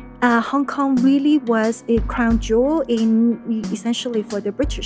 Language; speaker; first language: English; non-native, local second language; Cantonese